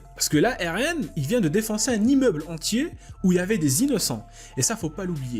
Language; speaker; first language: French; native; French